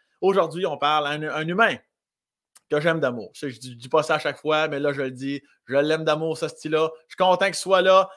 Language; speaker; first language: French; native; French